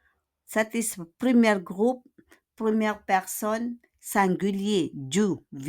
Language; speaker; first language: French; non-native, fluent; Filipino